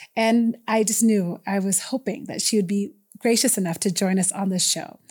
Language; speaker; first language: English; native; English